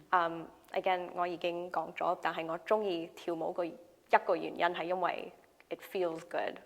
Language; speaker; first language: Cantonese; non-native, local second language; English